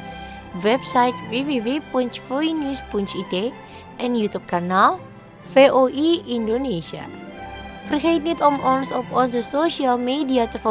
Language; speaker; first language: Dutch; non-native, fluent; Indonesian